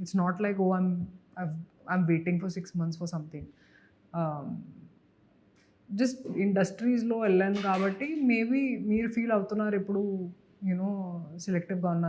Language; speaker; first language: Telugu; non-native, local second language; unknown